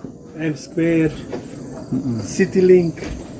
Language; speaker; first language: English; non-native, learner; Serbian